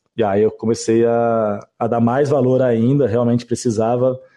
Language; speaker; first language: Portuguese; native; Portuguese